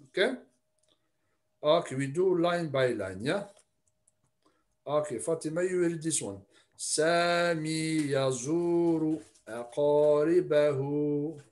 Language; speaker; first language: English; non-native, fluent; Arabic